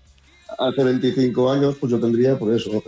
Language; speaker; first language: Spanish; native; Spanish